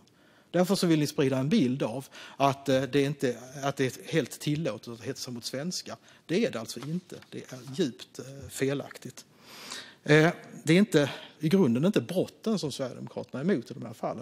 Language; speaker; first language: Swedish; native; Swedish